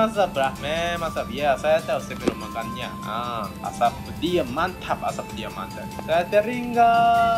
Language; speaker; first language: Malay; non-native, learner; Japanese